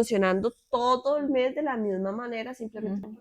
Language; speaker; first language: Spanish; native; Spanish